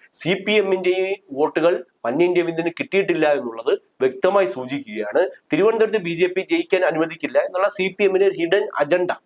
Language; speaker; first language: Malayalam; native; Malayalam